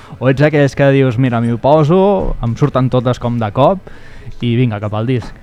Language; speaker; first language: Catalan; native; Catalan